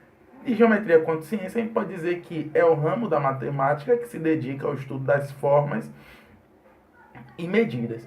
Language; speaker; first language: Portuguese; native; Portuguese